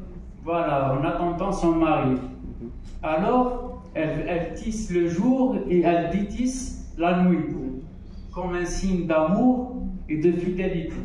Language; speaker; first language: French; non-native, local second language; Arabic